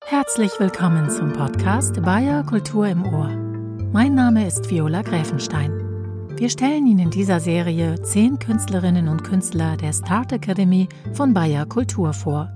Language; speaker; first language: German; native; German